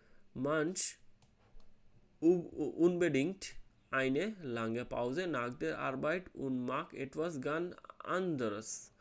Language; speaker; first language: German; non-native, learner; Hindi